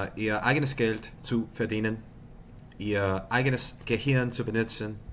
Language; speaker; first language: German; non-native, learner; English